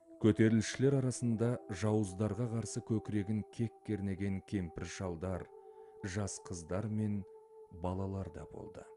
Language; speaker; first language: Kazakh; native; Kazakh